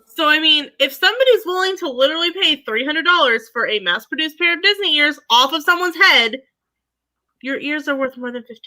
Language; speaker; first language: English; native; English